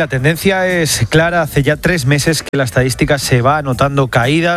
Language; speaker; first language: Spanish; native; Spanish